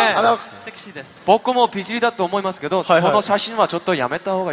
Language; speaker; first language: Japanese; non-native, fluent; Korean